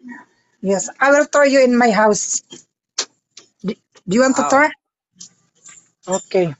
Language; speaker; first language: English; non-native, learner; Filipino